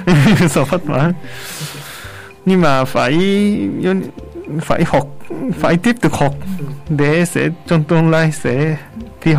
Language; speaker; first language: Vietnamese; non-native, fluent; Japanese